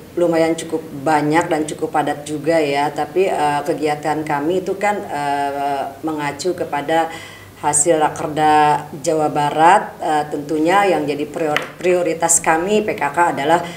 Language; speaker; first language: Indonesian; native; Indonesian